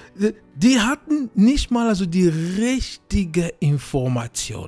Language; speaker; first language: German; non-native, fluent; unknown